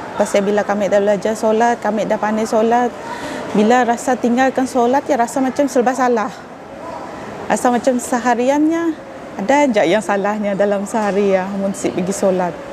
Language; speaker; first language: Malay; non-native, local second language; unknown